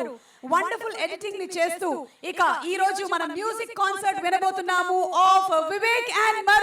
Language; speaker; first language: Telugu; native; Telugu